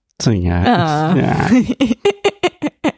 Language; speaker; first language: Portuguese; non-native, fluent; English